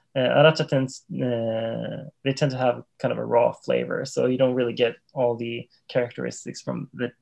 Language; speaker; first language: English; non-native, fluent; Swedish